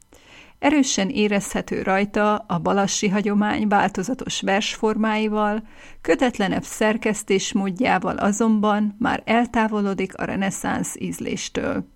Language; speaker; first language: Hungarian; native; Hungarian